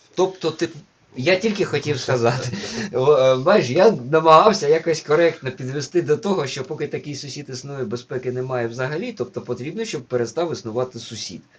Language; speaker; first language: Ukrainian; non-native, local second language; Russian